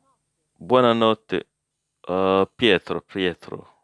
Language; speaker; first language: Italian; non-native, learner; English